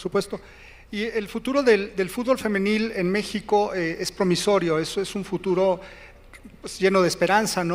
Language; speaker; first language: Spanish; native; Spanish